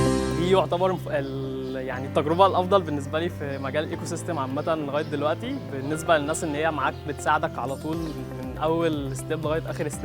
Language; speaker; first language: Arabic; native; Arabic